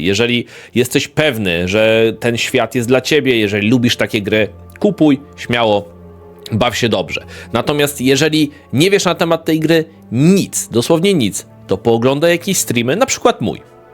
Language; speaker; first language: Polish; native; Polish